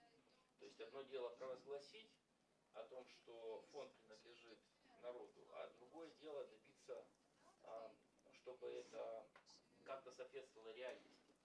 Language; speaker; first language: Russian; native; Russian